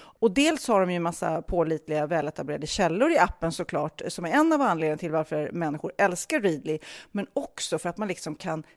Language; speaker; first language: Swedish; native; Swedish